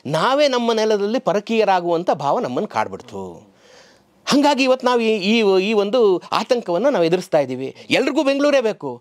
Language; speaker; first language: Kannada; native; Kannada